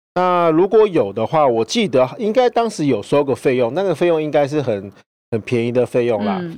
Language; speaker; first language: Chinese; native; Chinese